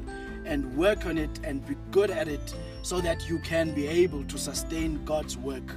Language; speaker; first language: English; non-native, local second language; Xhosa